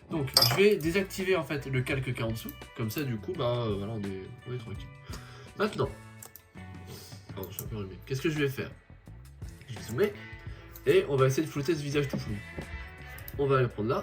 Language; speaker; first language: French; native; French